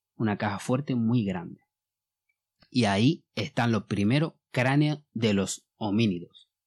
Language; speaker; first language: Spanish; non-native, fluent; Bambara